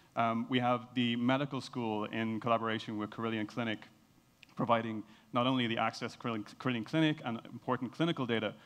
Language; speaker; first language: English; native; English